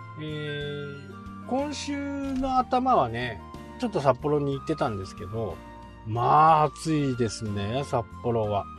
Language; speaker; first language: Japanese; native; Japanese